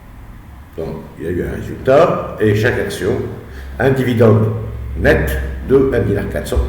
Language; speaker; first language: French; non-native, local second language; Arabic